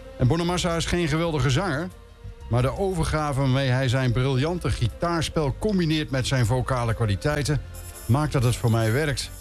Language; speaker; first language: Dutch; native; Dutch